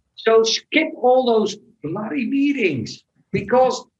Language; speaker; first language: English; non-native, fluent; Dutch